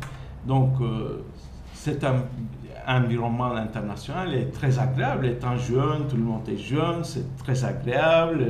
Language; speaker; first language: French; non-native, fluent; Turkish